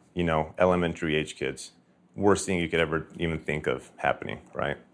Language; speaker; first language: English; native; English